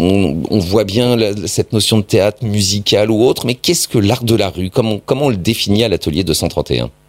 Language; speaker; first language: French; native; French